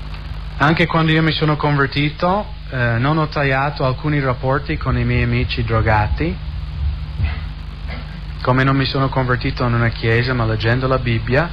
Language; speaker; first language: Italian; non-native, fluent; English